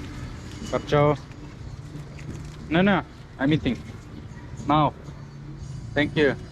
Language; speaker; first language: English; non-native, learner; Turkish